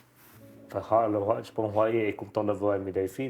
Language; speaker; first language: French; non-native, fluent; Vietnamese